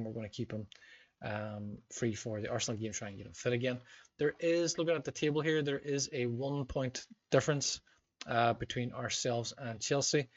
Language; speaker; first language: English; native; English